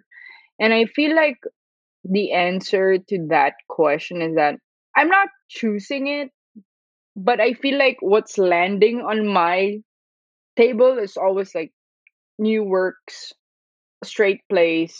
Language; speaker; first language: English; non-native, local second language; Filipino